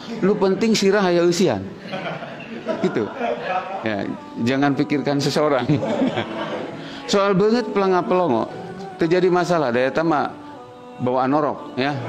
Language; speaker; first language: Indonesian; non-native, local second language; Sundanese